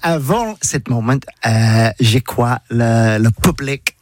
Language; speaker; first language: French; non-native, learner; English